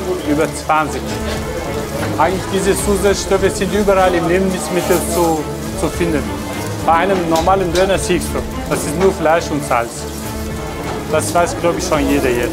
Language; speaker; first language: German; non-native, fluent; Turkish